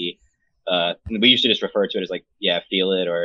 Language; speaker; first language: English; native; English